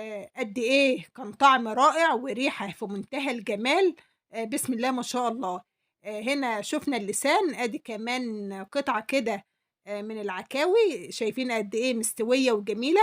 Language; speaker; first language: Arabic; native; Arabic